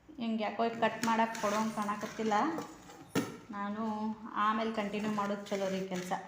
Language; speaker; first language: Kannada; native; Kannada